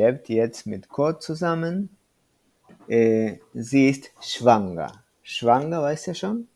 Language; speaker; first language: German; non-native, fluent; Spanish